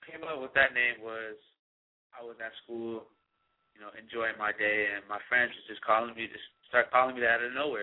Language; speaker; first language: English; native; English